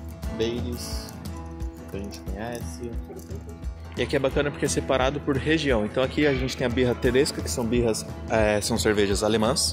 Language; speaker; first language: Portuguese; native; Portuguese